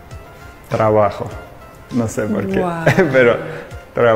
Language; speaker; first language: Spanish; non-native, learner; Russian